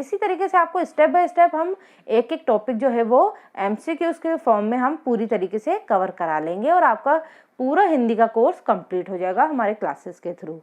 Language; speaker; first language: Hindi; native; Hindi